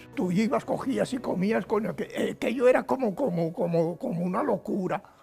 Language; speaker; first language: Spanish; native; Spanish